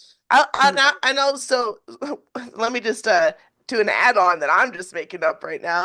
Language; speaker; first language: English; native; English